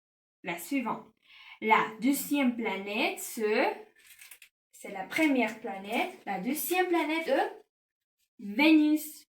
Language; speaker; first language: French; non-native, learner; Spanish